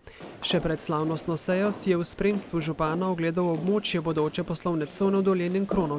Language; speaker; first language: Slovenian; native; Slovenian